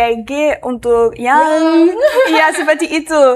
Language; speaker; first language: Indonesian; non-native, learner; English